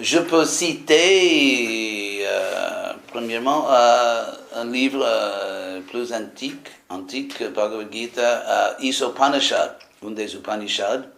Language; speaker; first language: French; non-native, fluent; English